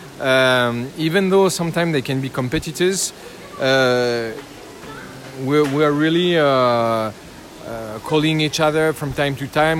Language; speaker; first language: English; non-native, learner; French